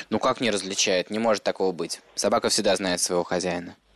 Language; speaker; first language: Russian; native; Russian